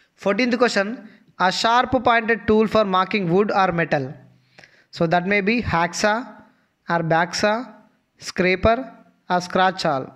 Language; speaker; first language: English; non-native, local second language; Telugu